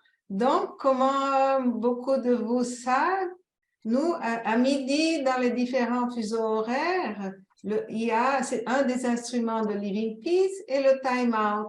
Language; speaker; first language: French; non-native, fluent; Italian